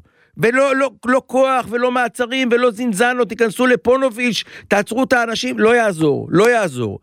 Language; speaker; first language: Hebrew; native; Hebrew